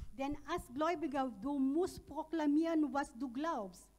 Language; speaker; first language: German; non-native, learner; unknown